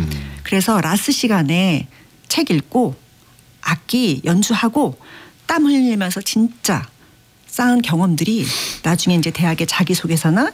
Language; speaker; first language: Korean; native; Korean